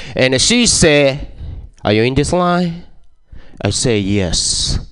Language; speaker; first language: English; non-native, fluent; Japanese